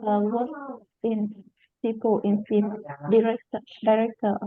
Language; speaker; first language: English; non-native, learner; Vietnamese